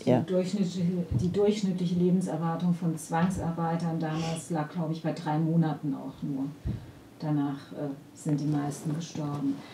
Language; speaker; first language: German; native; German